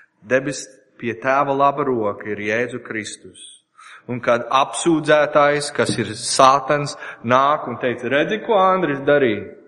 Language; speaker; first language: Latvian; non-native, learner; English